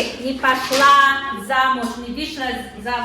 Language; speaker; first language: Russian; non-native, learner; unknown